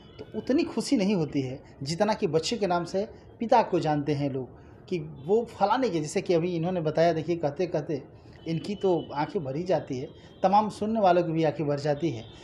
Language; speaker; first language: Hindi; native; Hindi